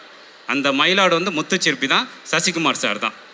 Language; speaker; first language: Tamil; native; Tamil